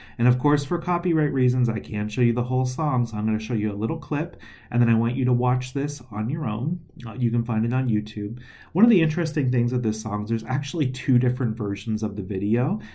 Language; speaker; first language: English; native; English